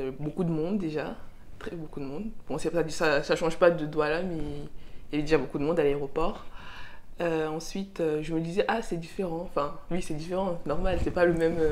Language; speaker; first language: French; native; French